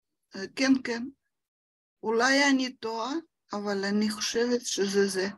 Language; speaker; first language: Hebrew; non-native, fluent; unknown